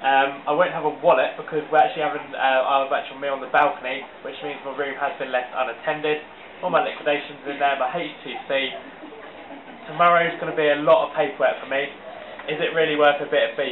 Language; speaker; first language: English; native; English